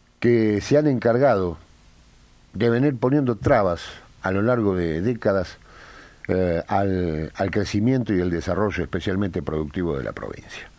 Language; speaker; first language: Spanish; native; Spanish